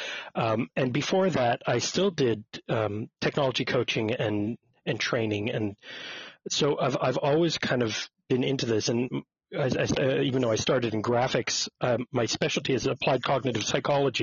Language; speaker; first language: English; native; English